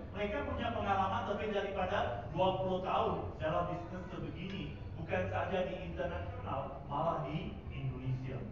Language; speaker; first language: Indonesian; non-native, fluent; Tamil